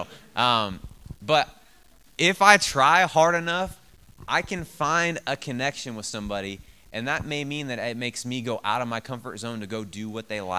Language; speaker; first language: English; native; English